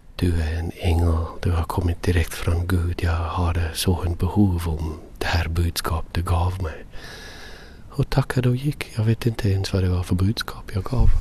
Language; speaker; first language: Swedish; non-native, fluent; English